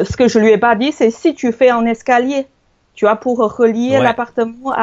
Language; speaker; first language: French; non-native, fluent; Chinese